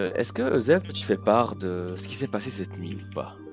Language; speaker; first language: French; native; French